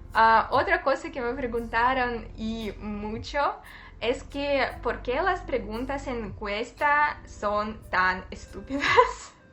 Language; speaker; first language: Spanish; non-native, fluent; Russian